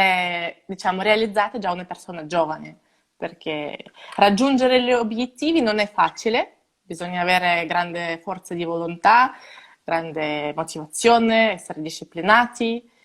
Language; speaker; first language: Italian; non-native, fluent; Russian